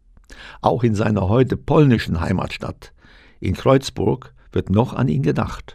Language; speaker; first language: German; native; German